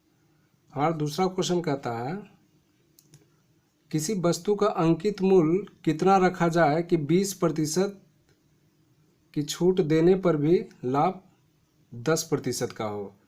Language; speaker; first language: Hindi; native; Hindi